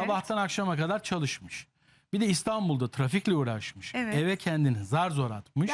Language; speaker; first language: Turkish; native; Turkish